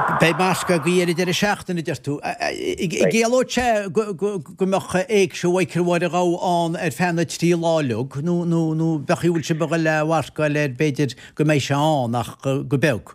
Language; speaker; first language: Irish; native; Irish